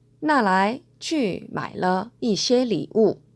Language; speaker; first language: Chinese; non-native, fluent; Korean